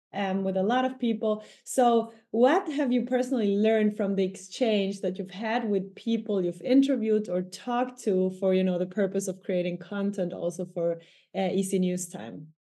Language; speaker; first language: English; non-native, fluent; Spanish